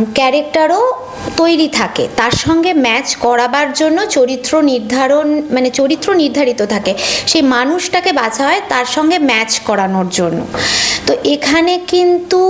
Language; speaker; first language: Bangla; native; Bangla